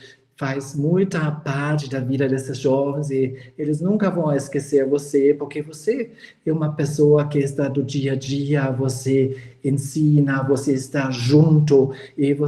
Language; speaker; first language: Portuguese; non-native, fluent; German